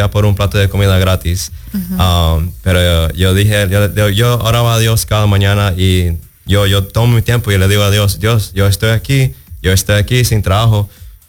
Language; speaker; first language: Spanish; early bilingual, heritage; Spanish